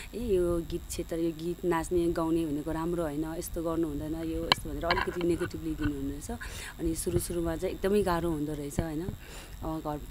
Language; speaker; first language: Nepali; non-native, local second language; Sherpa